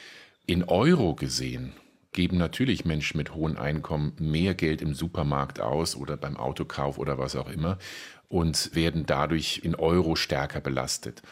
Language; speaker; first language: German; native; German